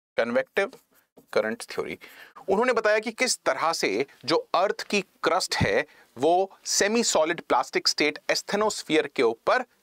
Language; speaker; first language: Hindi; native; Hindi